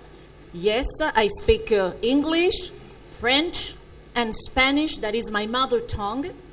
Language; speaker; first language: English; non-native, fluent; Spanish